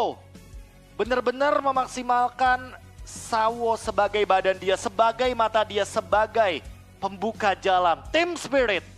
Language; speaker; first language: Indonesian; native; Indonesian